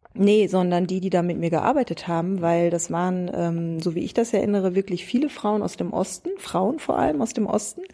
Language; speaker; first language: German; native; German